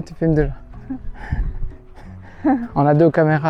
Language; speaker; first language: French; native; French